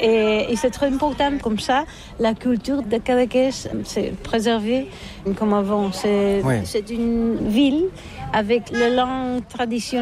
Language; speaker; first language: French; non-native, learner; Catalan